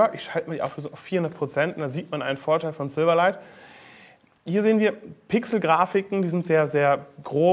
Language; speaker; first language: German; native; German